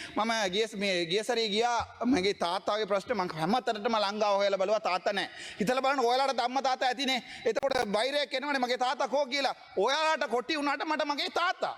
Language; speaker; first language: Sinhala; non-native, local second language; Tamil